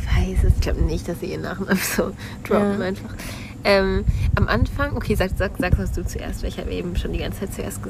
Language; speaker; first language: German; native; German